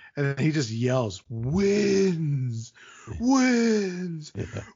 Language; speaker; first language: English; native; English